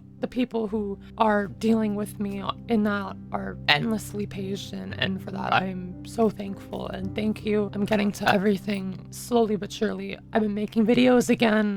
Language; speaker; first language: English; native; English